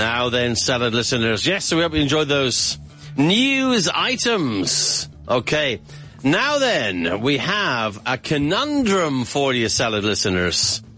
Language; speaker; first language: English; native; English